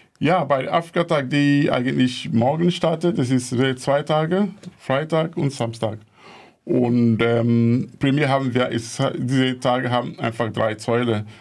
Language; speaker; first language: German; non-native, fluent; Igbo